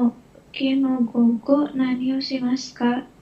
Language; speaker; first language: Japanese; non-native, learner; Indonesian